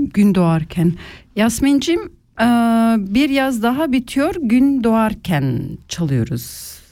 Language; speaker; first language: Turkish; early bilingual, heritage; Turkish